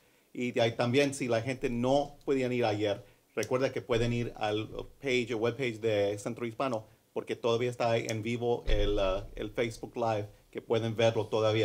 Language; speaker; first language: Spanish; early bilingual, heritage; English